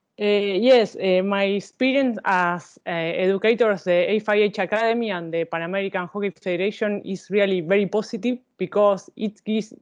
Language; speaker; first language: English; non-native, learner; Spanish